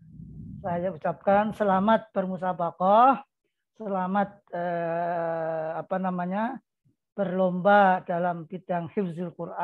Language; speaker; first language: Indonesian; native; Indonesian